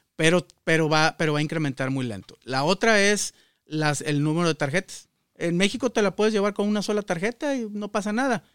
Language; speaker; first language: Spanish; native; Spanish